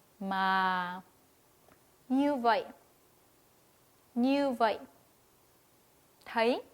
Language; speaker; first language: Vietnamese; non-native, fluent; Korean